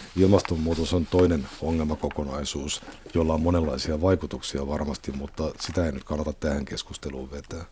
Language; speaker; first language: Finnish; native; Finnish